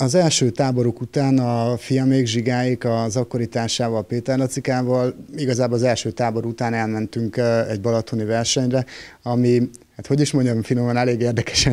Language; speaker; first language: Hungarian; native; Hungarian